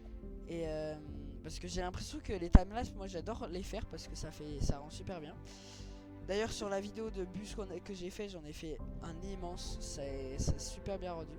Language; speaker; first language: French; native; French